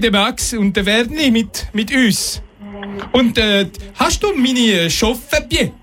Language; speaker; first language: German; non-native, learner; French